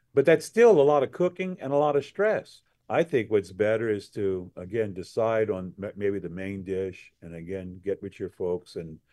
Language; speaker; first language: English; early bilingual, other home language; French